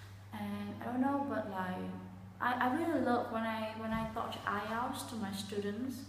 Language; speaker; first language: English; non-native, fluent; Vietnamese